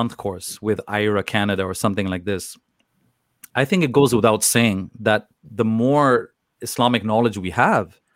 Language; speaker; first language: English; native; English